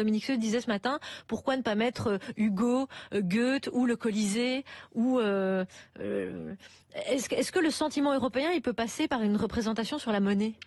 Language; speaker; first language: French; native; French